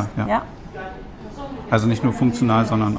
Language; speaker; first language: German; native; German